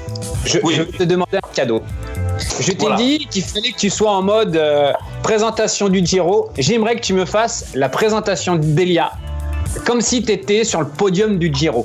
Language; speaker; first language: French; native; French